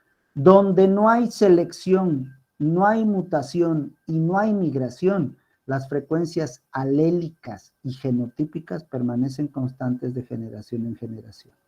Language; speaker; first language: Spanish; native; Spanish